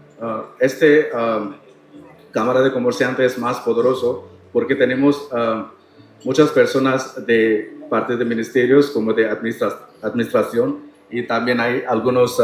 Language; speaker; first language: Spanish; non-native, learner; Tamil